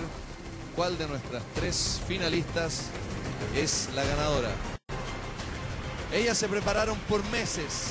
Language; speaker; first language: Spanish; native; Spanish